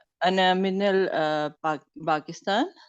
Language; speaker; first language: Arabic; non-native, learner; Urdu